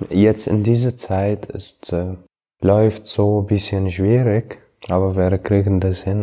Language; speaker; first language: German; non-native, learner; Arabic